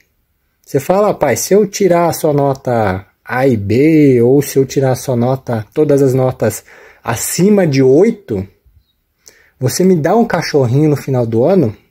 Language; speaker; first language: Portuguese; native; Portuguese